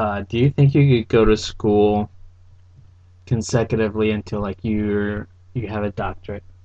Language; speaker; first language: English; early bilingual, other home language; Spanish